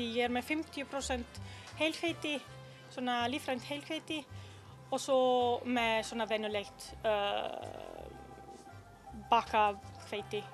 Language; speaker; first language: Icelandic; non-native, learner; Italian